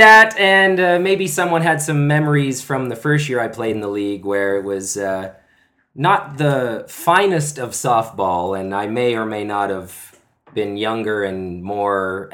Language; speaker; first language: English; native; English